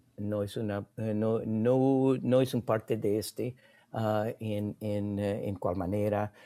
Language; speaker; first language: Spanish; non-native, learner; English